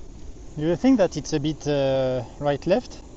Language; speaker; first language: English; non-native, learner; French